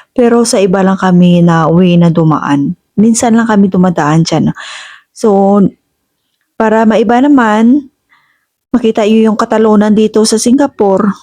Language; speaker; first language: Filipino; non-native, local second language; Hiligaynon